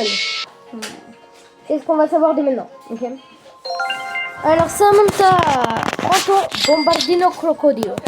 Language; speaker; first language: French; native; French